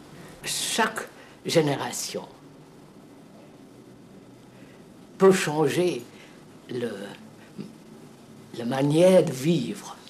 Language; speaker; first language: French; non-native, fluent; Telugu